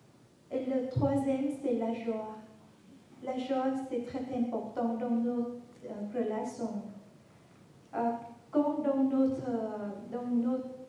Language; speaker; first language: French; non-native, fluent; Vietnamese